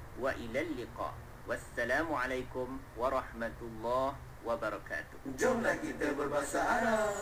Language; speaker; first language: Arabic; non-native, fluent; Malay